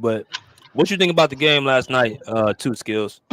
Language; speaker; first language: English; native; English